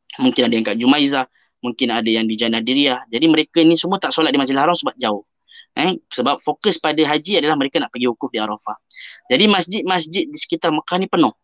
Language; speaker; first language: Malay; native; Malay